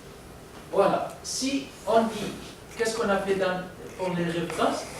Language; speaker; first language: French; non-native, learner; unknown